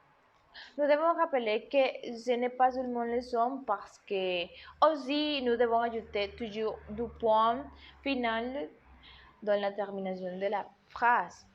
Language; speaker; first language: French; non-native, learner; Spanish